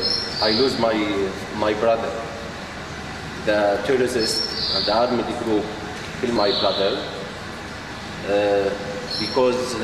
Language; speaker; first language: English; non-native, learner; Arabic